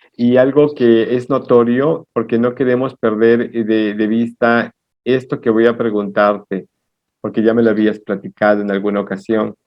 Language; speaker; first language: Spanish; native; Spanish